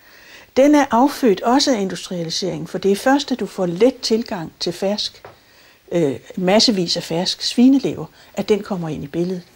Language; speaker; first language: Danish; native; Danish